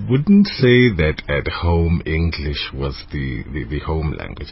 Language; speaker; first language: English; non-native, local second language; Zulu